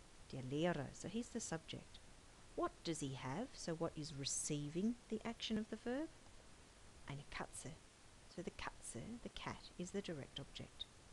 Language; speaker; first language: English; native; English